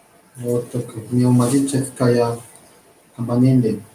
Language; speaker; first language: Russian; non-native, learner; Chinese